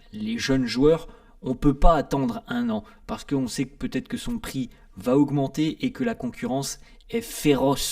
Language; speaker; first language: French; native; French